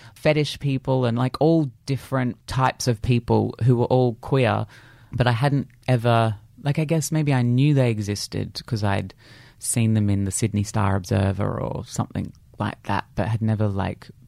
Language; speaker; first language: English; native; English